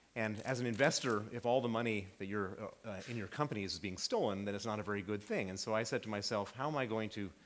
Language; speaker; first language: English; native; English